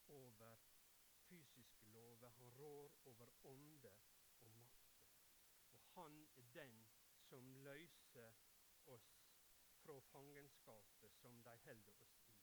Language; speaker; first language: Norwegian; native; Norwegian